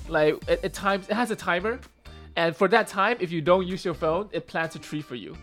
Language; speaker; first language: English; early bilingual, other home language; Chinese